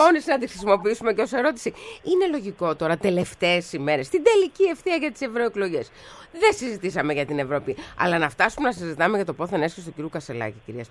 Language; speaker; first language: Greek; native; Greek